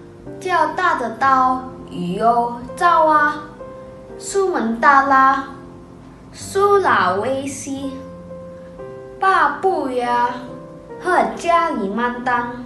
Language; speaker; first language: Chinese; non-native, learner; Indonesian